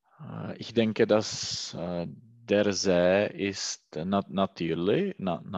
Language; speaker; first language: German; non-native, learner; Czech